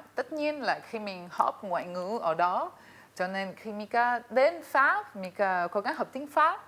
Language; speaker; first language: Vietnamese; non-native, fluent; Russian